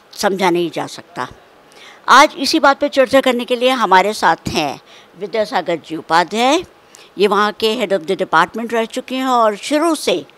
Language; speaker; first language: Hindi; native; Hindi